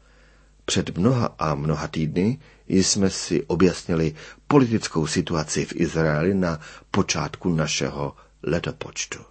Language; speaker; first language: Czech; native; Czech